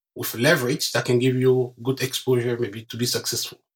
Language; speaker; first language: English; non-native, local second language; French